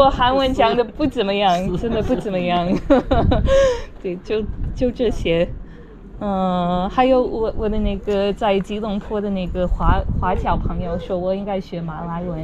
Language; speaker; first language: Chinese; non-native, fluent; English